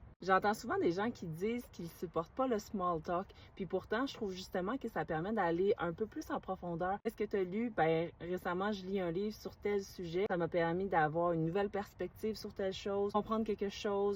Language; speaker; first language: French; native; French